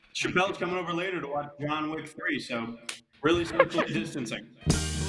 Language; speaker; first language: English; native; English